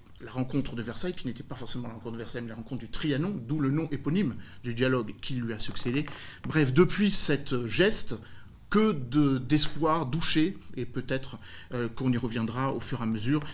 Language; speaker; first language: French; native; French